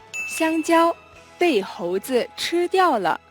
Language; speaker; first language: Chinese; non-native, learner; Mongolian